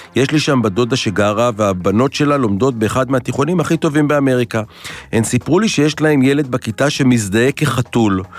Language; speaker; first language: Hebrew; native; Hebrew